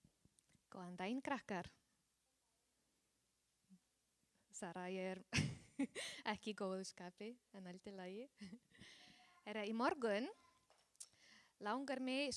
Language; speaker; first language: Icelandic; non-native, learner; Spanish